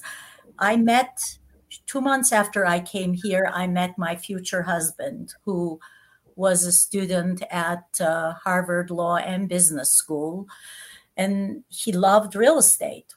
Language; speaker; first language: English; non-native, fluent; Turkish